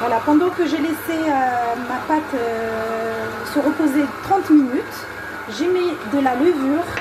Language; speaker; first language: French; non-native, local second language; Arabic